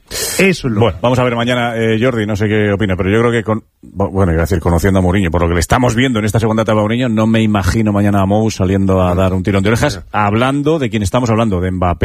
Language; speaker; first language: Spanish; native; Spanish